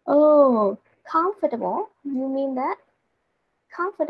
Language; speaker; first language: English; non-native, learner; Vietnamese